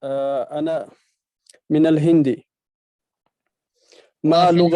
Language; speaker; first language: Arabic; non-native, learner; Urdu